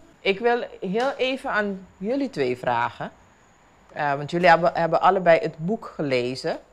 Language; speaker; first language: Dutch; non-native, local second language; Papiamento